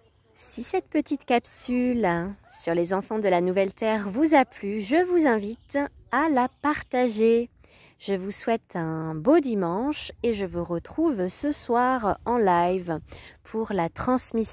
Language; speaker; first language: French; native; French